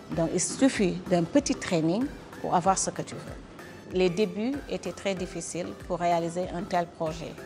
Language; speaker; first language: French; non-native, local second language; Wolof